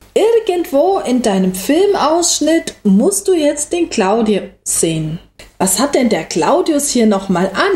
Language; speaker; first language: German; native; German